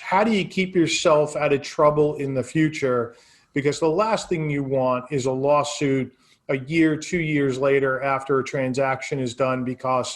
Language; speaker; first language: English; native; English